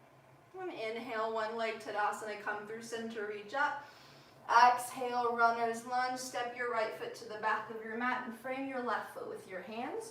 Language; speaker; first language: English; native; English